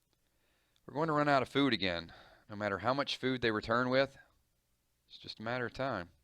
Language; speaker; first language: English; native; English